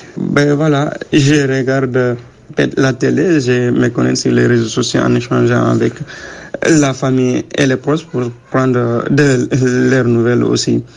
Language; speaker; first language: French; non-native, local second language; Wolof